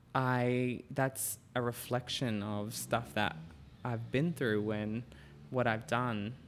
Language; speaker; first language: English; native; English